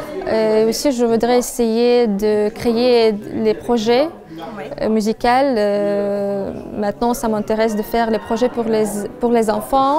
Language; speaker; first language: French; non-native, fluent; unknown